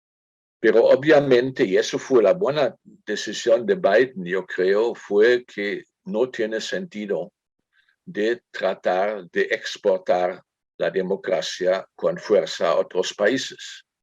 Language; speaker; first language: Spanish; non-native, fluent; German